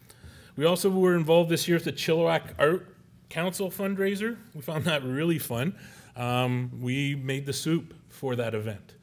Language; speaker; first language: English; native; English